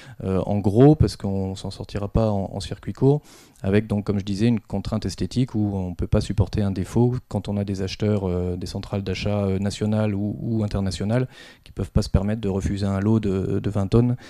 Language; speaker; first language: French; native; French